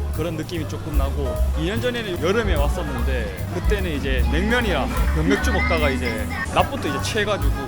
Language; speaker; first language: Korean; native; Korean